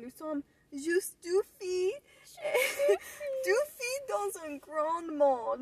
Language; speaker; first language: French; non-native, learner; English